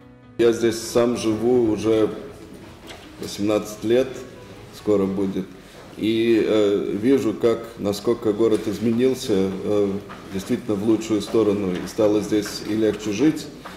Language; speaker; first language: Russian; non-native, fluent; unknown